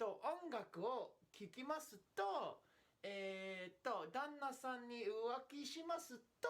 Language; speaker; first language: Japanese; non-native, learner; English